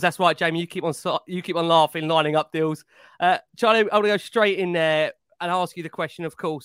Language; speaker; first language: English; native; English